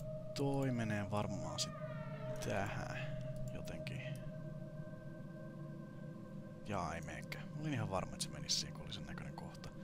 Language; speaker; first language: Finnish; native; Finnish